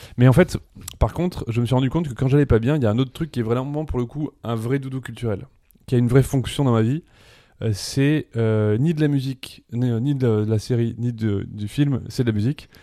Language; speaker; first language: French; early bilingual, other home language; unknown